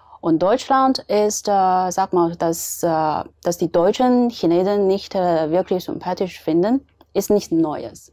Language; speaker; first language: German; non-native, fluent; Chinese